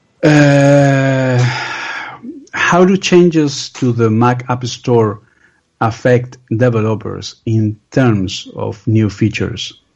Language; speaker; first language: English; non-native, learner; Spanish